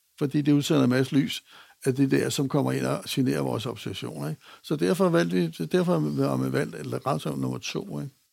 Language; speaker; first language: Danish; native; Danish